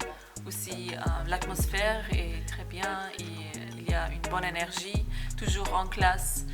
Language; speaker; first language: French; non-native, fluent; German